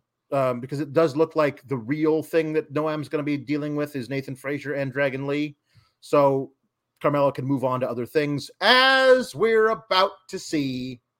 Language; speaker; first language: English; native; English